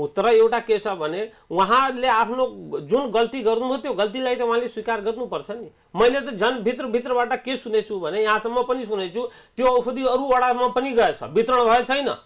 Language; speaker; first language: Nepali; non-native, local second language; Awadhi